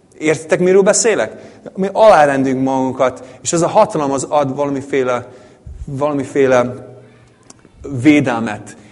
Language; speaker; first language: Hungarian; native; Hungarian